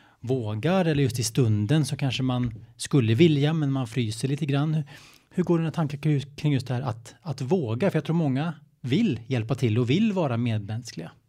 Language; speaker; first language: Swedish; native; Swedish